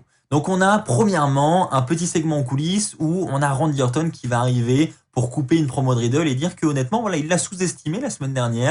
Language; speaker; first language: French; native; French